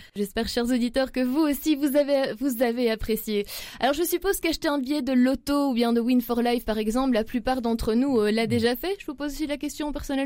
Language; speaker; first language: French; native; French